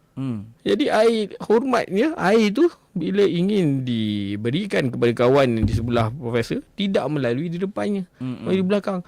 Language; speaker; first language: Malay; native; Malay